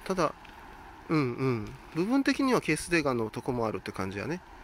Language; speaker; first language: Japanese; native; Japanese